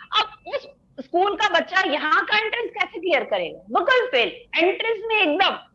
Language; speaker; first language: Hindi; native; Hindi